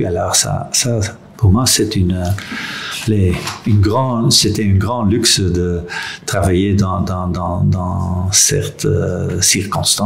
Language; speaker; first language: French; non-native, local second language; Dutch